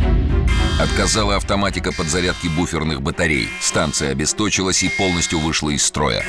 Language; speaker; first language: Russian; native; Russian